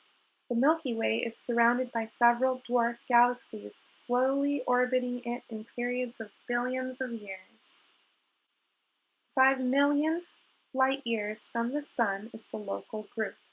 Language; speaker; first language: English; native; English